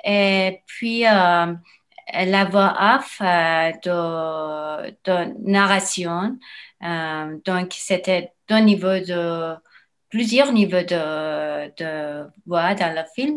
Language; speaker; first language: French; non-native, learner; Persian